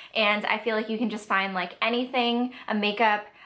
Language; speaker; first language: English; native; English